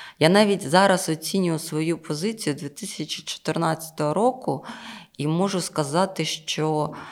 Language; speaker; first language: Ukrainian; non-native, local second language; Russian